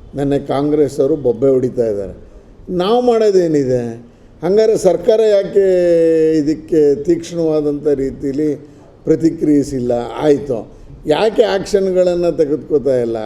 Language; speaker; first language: Kannada; native; Kannada